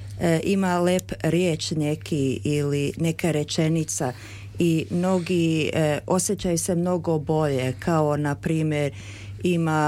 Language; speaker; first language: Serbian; early bilingual, heritage; Serbian